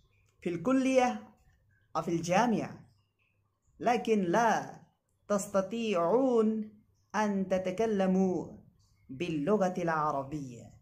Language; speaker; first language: Arabic; non-native, learner; Bangla